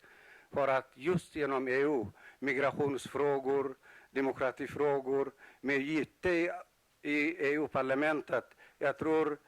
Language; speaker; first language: Swedish; non-native, fluent; Tigrinya